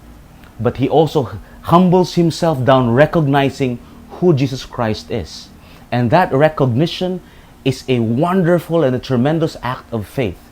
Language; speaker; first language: English; non-native, local second language; Filipino